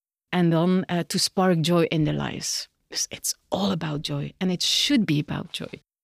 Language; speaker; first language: English; non-native, fluent; Dutch